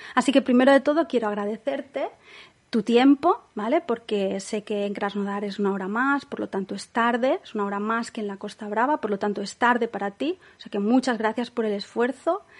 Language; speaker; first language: Spanish; native; Spanish